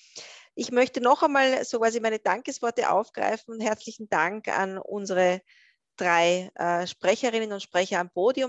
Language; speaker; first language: German; native; German